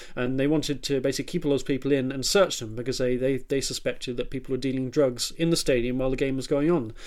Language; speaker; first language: English; native; English